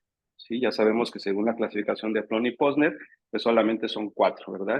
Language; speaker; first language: Spanish; native; Spanish